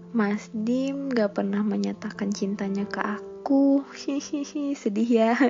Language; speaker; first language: Indonesian; native; Indonesian